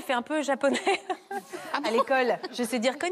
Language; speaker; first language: French; native; French